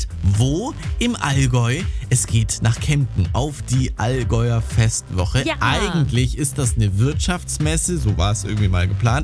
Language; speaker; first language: German; native; German